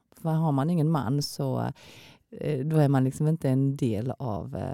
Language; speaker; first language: Swedish; early bilingual, other home language; Korean